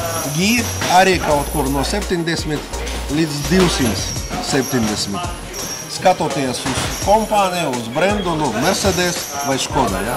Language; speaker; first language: Latvian; non-native, local second language; Russian